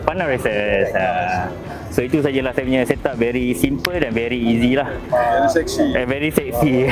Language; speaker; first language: Malay; native; Malay